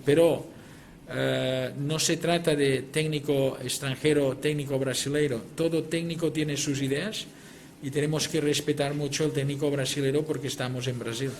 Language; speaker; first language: Spanish; non-native, local second language; Catalan